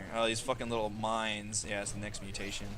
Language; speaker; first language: English; native; English